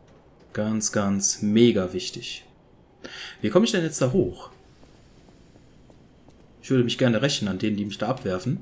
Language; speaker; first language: German; native; German